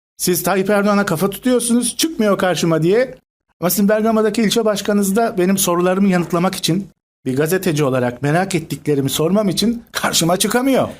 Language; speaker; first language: Turkish; native; Turkish